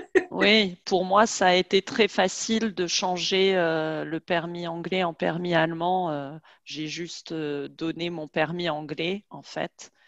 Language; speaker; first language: French; native; French